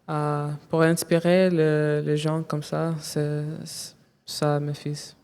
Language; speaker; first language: French; non-native, local second language; English